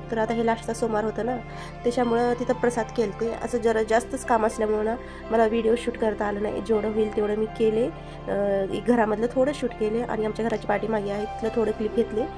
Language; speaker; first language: Marathi; early bilingual, heritage; Marathi